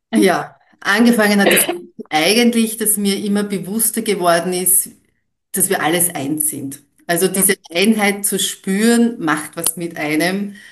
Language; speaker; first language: German; native; German